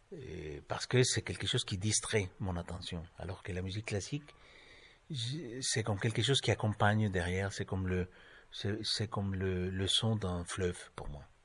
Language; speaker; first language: French; non-native, fluent; Spanish